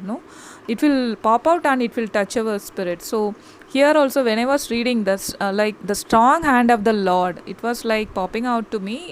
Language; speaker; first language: English; non-native, local second language; Tamil